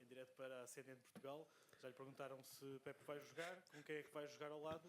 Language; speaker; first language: Portuguese; native; Portuguese